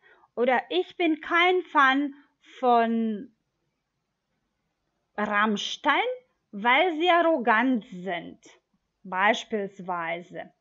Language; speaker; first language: German; non-native, fluent; Macedonian